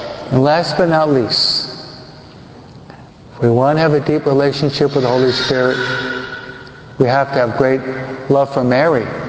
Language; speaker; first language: English; native; English